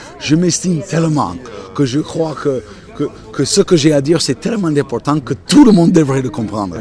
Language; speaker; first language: French; non-native, fluent; English